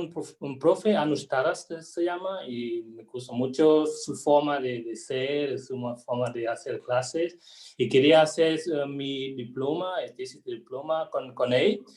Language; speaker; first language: Spanish; non-native, fluent; German